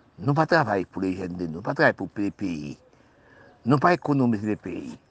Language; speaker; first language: French; non-native, local second language; Haitian Creole